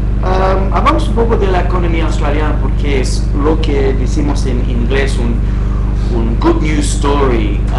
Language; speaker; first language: Spanish; non-native, fluent; English